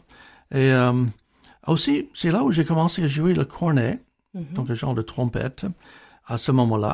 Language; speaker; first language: French; non-native, fluent; English